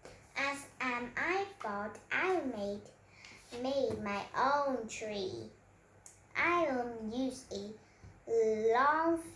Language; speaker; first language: English; non-native, learner; Vietnamese